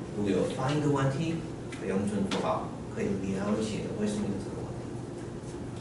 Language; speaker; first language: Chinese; non-native, learner; English